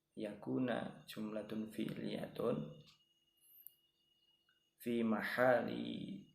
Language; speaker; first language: Arabic; non-native, learner; Indonesian